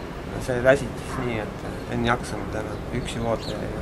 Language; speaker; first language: Finnish; non-native, learner; Estonian